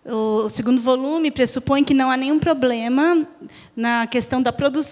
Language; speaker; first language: Portuguese; native; Portuguese